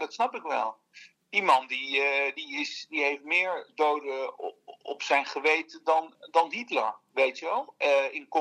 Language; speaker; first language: Dutch; early bilingual, other home language; Turkish